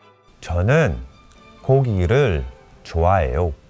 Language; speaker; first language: Korean; early bilingual, heritage; Korean